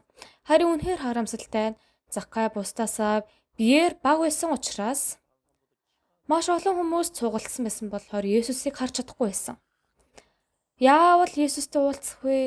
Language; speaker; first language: Mongolian; non-native, fluent; Korean